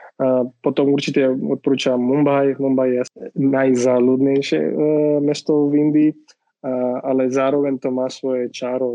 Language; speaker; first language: Slovak; non-native, fluent; Marathi